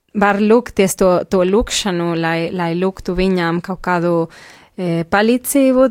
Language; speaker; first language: Latvian; non-native, fluent; Spanish